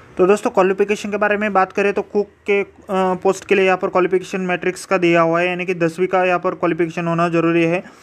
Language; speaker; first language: Hindi; non-native, local second language; Marathi